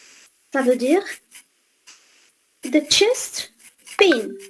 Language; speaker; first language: French; non-native, fluent; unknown